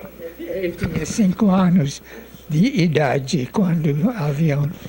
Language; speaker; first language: Portuguese; non-native, fluent; English